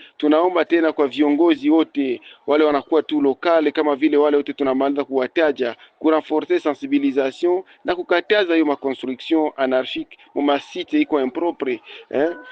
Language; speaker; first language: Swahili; native; Swahili